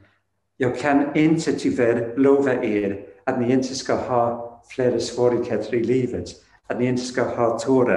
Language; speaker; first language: Swedish; non-native, fluent; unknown